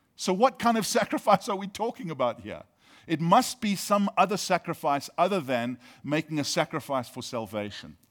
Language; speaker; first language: English; native; English